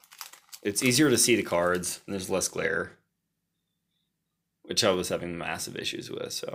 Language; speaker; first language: English; native; English